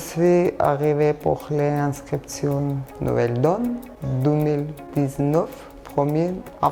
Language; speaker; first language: French; non-native, learner; Russian